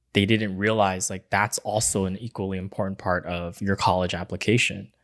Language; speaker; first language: English; early bilingual, other home language; Chinese